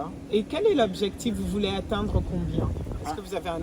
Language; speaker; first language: French; native; French